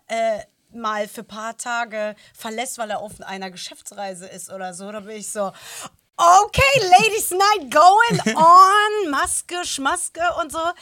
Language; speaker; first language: German; native; German